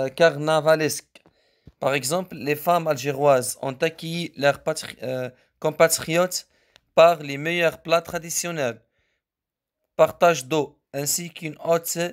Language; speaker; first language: French; non-native, local second language; Arabic